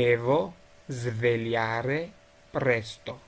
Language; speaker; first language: Italian; non-native, learner; Georgian